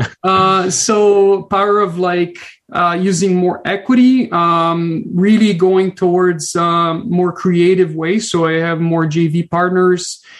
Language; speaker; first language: English; non-native, fluent; Portuguese